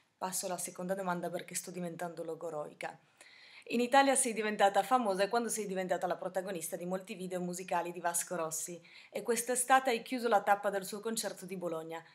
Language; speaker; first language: Italian; non-native, fluent; Slovak